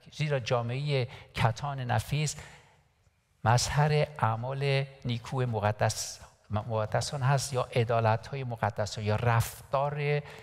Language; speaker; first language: Persian; non-native, local second language; Armenian